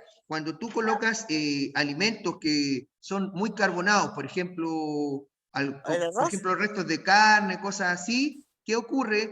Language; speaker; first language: Spanish; native; Spanish